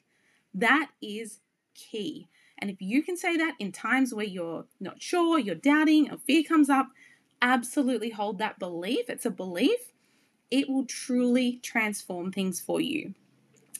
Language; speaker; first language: English; native; English